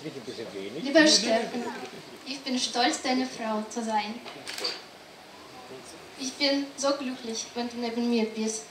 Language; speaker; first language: German; non-native, learner; Russian